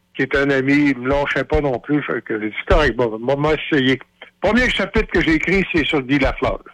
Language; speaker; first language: French; native; French